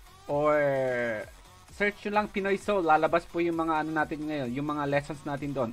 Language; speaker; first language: Filipino; native; Filipino